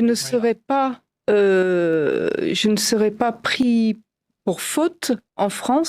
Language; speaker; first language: French; non-native, fluent; English